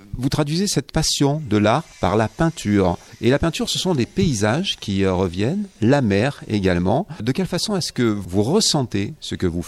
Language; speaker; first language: French; native; French